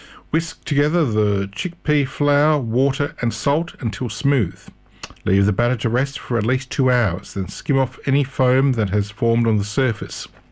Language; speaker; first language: English; early bilingual, other home language; Italian